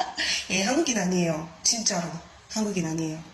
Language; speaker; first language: Korean; non-native, fluent; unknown